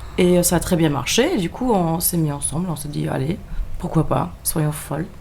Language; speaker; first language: French; non-native, fluent; German